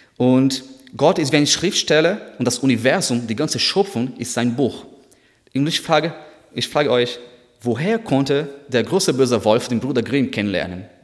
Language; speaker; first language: German; non-native, fluent; Portuguese